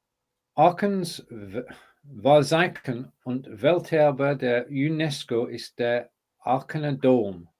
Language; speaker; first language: German; non-native, learner; English